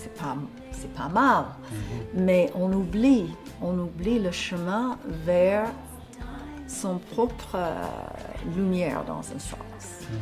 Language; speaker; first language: French; non-native, fluent; English